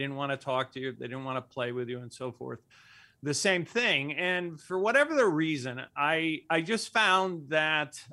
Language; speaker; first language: English; early bilingual, other home language; Spanish